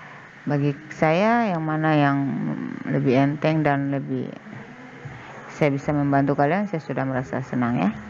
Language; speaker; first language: Indonesian; native; Indonesian